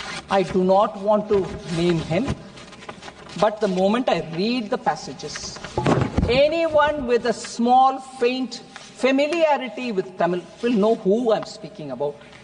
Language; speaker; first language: English; non-native, local second language; Tamil